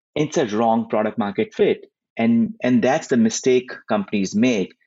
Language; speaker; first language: English; non-native, local second language; Hindi